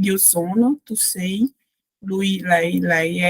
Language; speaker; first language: Italian; non-native, fluent; Portuguese